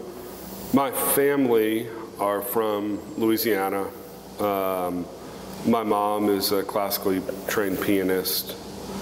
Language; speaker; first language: English; native; English